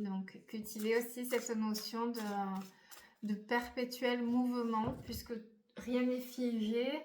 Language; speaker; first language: French; native; French